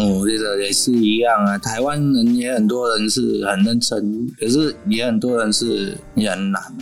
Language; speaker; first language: Chinese; non-native, fluent; Vietnamese